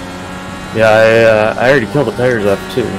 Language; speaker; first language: English; native; English